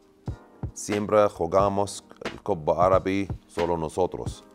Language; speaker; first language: Spanish; non-native, learner; Arabic